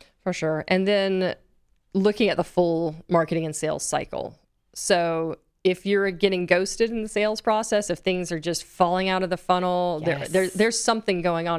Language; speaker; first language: English; native; English